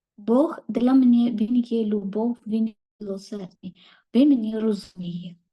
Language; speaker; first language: Ukrainian; non-native, learner; Malayalam